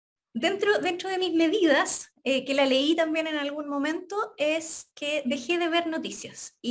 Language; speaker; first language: Spanish; native; Spanish